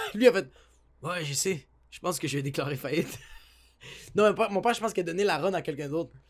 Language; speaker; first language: French; native; French